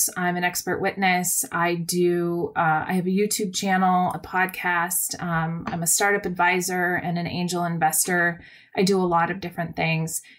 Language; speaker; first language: English; native; English